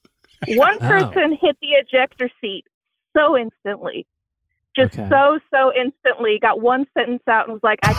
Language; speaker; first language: English; native; English